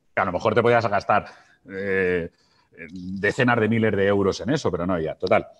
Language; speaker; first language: Spanish; native; Spanish